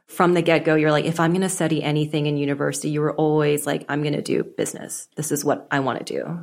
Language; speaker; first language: English; native; English